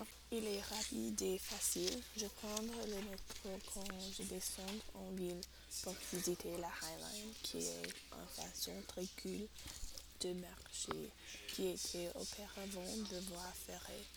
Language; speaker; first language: French; non-native, learner; English